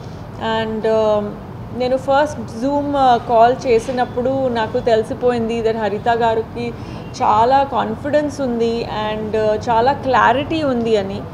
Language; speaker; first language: Telugu; non-native, fluent; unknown